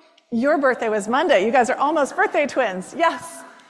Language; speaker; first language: English; native; English